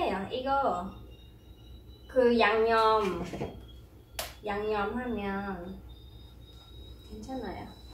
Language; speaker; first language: Korean; non-native, fluent; Khmer